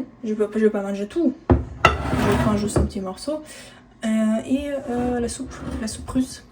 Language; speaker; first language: French; non-native, fluent; Russian